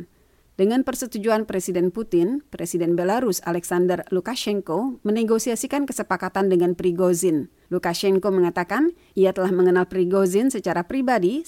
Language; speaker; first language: Indonesian; native; Indonesian